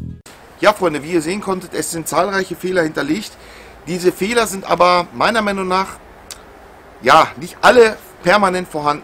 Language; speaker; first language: German; native; German